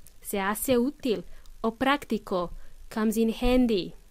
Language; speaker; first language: Spanish; native; Spanish